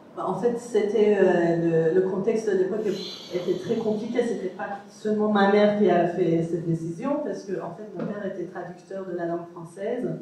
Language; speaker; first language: French; non-native, fluent; Persian